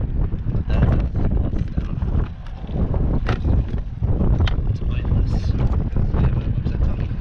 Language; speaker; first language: English; native; English